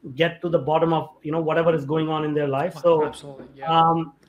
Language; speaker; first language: English; non-native, local second language; Hindi